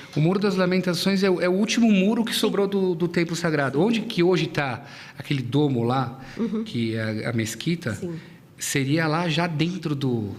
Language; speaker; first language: Portuguese; native; Portuguese